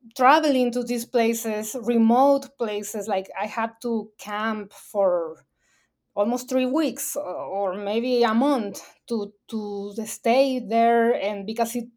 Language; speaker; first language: English; non-native, fluent; Spanish